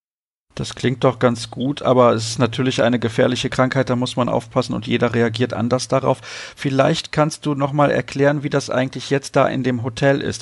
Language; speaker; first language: German; native; German